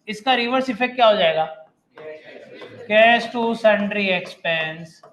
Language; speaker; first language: Hindi; non-native, local second language; Gujarati